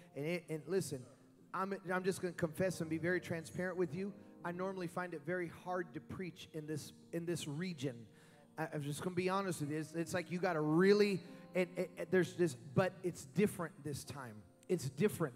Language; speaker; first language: English; early bilingual, other home language; Spanish